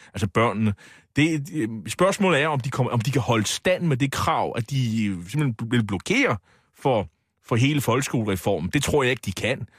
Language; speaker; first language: Danish; native; Danish